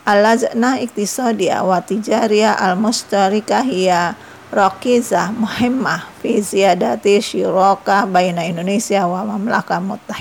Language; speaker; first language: Arabic; non-native, fluent; Indonesian